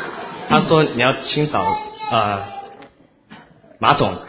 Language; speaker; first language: Chinese; early bilingual, heritage; Chinese